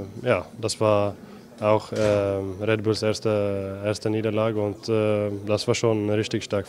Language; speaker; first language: German; non-native, fluent; Norwegian